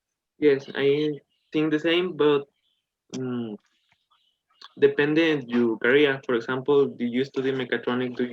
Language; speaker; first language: English; non-native, learner; Spanish